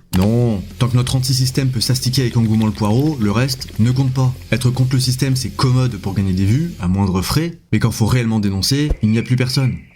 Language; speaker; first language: French; native; French